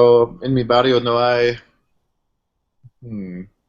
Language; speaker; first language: Spanish; non-native, learner; English